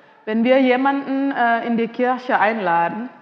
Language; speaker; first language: German; non-native, fluent; Indonesian